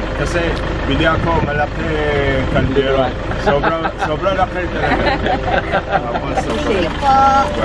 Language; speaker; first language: Filipino; non-native, learner; German